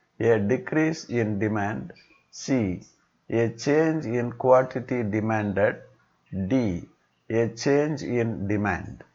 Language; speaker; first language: English; non-native, local second language; Tamil